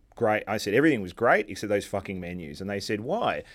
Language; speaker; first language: English; native; English